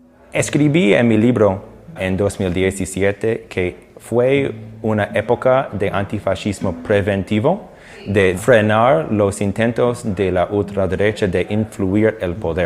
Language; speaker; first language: Spanish; non-native, fluent; English